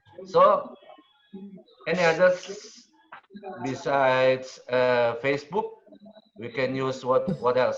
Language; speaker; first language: English; non-native, learner; Indonesian